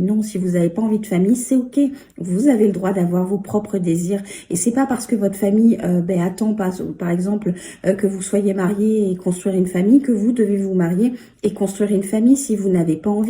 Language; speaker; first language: French; native; French